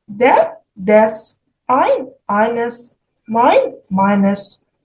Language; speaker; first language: German; non-native, fluent; Ukrainian